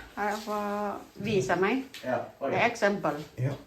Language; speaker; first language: Norwegian; non-native, learner; Thai